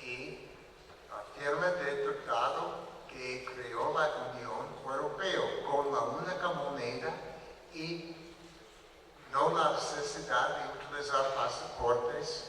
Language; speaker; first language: Spanish; non-native, learner; English